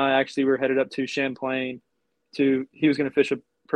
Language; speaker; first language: English; native; English